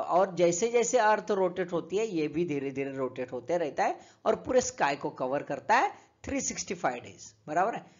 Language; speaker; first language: Hindi; native; Hindi